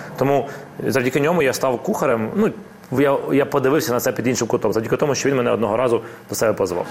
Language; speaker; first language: Ukrainian; non-native, local second language; Russian